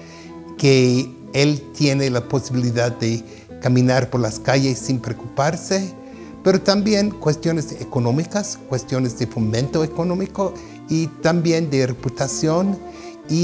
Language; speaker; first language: Spanish; non-native, fluent; English